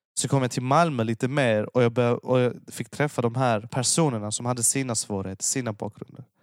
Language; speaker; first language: Swedish; early bilingual, other home language; Persian